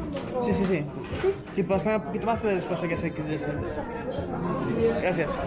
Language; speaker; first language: Spanish; non-native, learner; English